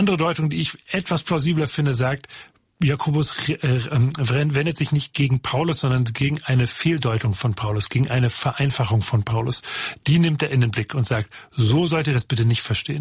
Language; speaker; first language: German; native; German